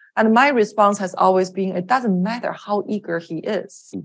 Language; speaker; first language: English; non-native, fluent; Chinese